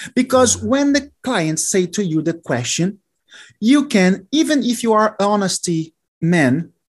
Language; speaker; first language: English; non-native, learner; Portuguese